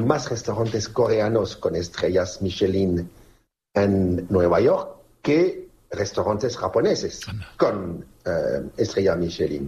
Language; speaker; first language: Spanish; non-native, fluent; French